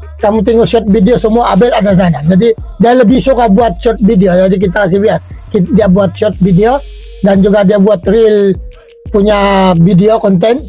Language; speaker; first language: Malay; non-native, fluent; Filipino